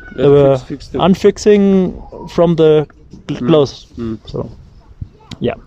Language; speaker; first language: English; non-native, learner; German